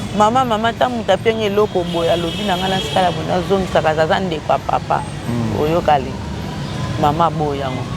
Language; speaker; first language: Lingala; non-native, local second language; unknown